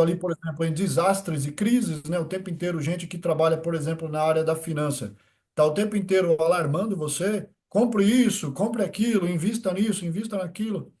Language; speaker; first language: Portuguese; native; Portuguese